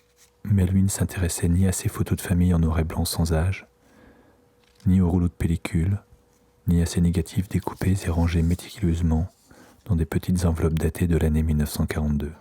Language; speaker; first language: French; native; French